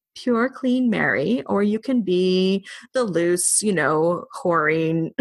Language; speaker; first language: English; native; English